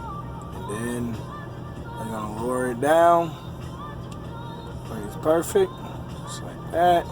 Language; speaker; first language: English; native; English